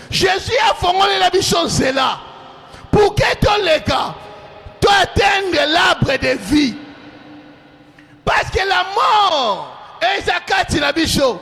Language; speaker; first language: French; non-native, local second language; Lingala